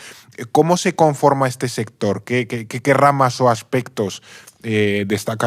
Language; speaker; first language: Spanish; native; Spanish